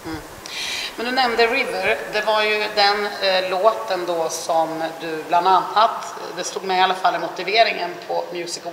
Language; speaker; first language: Swedish; native; Swedish